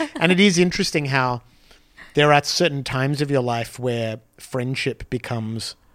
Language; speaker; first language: English; native; English